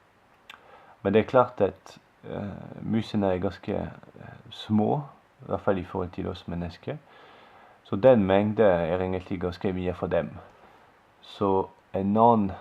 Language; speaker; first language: Norwegian; non-native, fluent; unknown